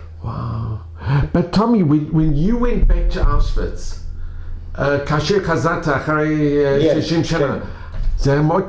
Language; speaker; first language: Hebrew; non-native, learner; English